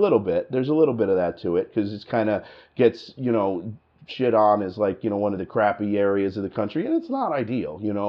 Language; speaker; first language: English; native; English